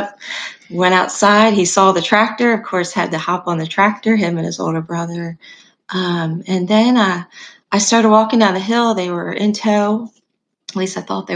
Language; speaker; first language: English; native; English